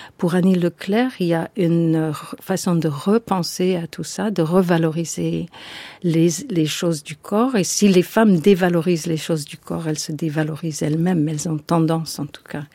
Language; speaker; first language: French; non-native, fluent; English